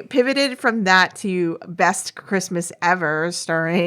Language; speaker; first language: English; native; English